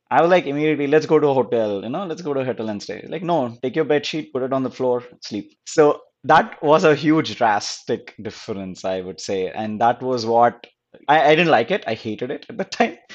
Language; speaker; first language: English; non-native, local second language; Telugu